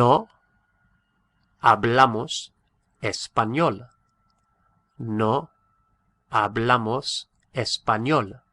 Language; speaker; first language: Spanish; non-native, fluent; English